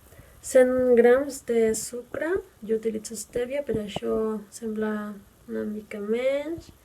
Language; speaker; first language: Catalan; non-native, fluent; Spanish